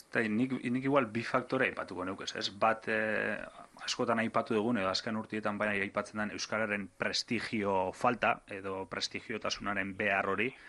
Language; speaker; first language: Basque; native; Basque